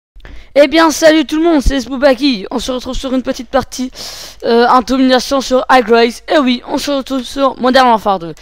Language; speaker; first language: French; native; French